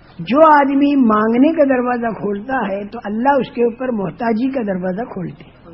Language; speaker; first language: Urdu; non-native, local second language; Gujarati